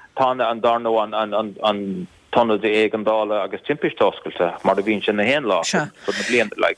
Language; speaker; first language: Irish; native; Irish